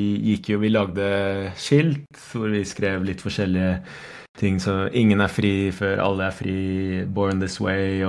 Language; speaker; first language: Norwegian; non-native, fluent; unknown